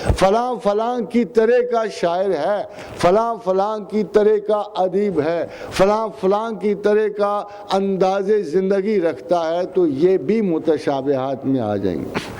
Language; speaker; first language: Urdu; non-native, local second language; Punjabi